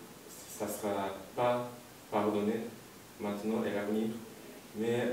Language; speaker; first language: French; non-native, learner; Japanese